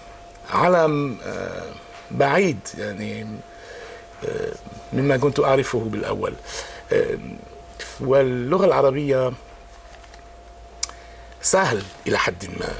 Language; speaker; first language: Arabic; non-native, fluent; French